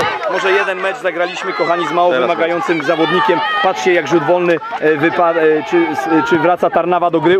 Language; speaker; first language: Polish; native; Polish